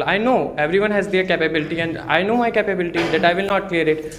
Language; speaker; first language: English; non-native, local second language; Hindi